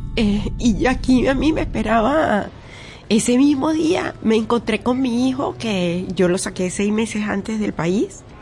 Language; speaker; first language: Spanish; native; Spanish